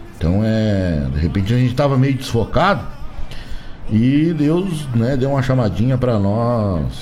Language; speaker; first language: Portuguese; native; Portuguese